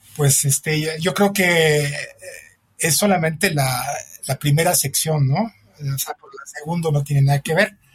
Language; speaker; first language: Spanish; non-native, fluent; French